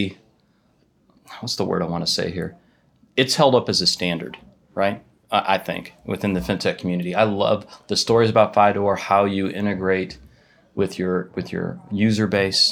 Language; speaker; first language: English; native; English